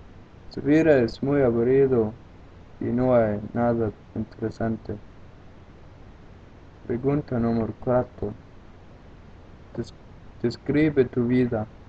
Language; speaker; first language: Spanish; non-native, learner; Danish